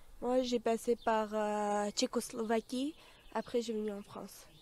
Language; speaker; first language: French; non-native, fluent; Armenian